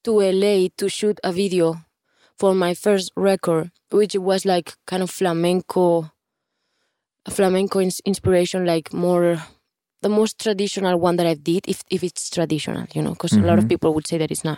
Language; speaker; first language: English; non-native, fluent; Spanish